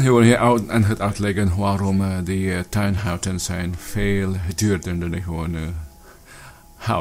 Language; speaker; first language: Dutch; non-native, learner; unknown